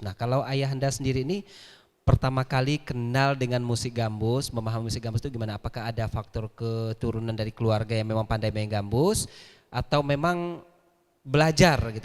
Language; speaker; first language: Malay; native; Malay